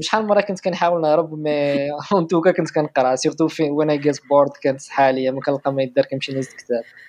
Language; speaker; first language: Arabic; native; Arabic